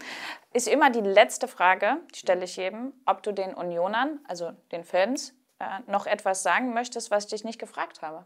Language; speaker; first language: German; native; German